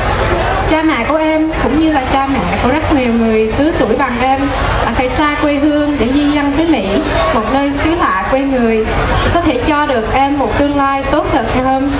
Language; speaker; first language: Vietnamese; early bilingual, heritage; Vietnamese